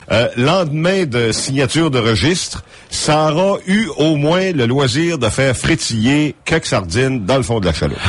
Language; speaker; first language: French; native; French